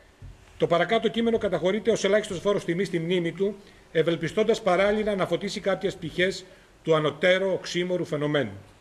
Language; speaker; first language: Greek; native; Greek